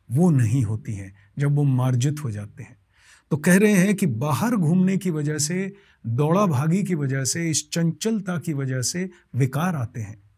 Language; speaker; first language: Hindi; non-native, local second language; Bangla